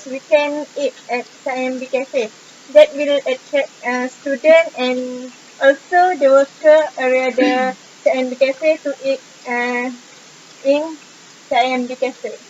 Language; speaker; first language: English; non-native, local second language; Malay